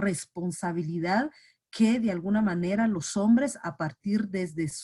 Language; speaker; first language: Spanish; native; Spanish